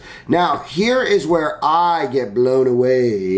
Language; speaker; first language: English; native; English